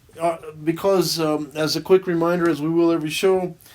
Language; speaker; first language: English; native; English